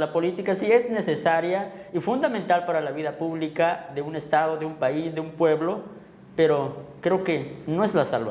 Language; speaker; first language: Spanish; native; Spanish